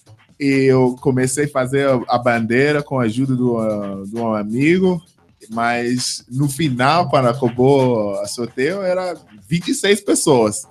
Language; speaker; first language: Portuguese; non-native, fluent; English